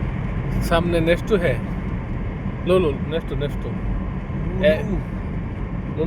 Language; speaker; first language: Hindi; non-native, learner; Bangla